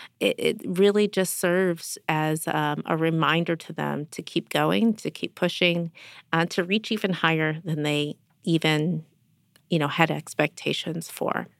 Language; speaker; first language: English; native; English